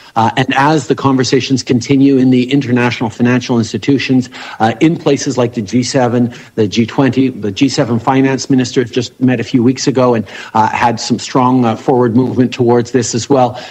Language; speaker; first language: English; early bilingual, other home language; French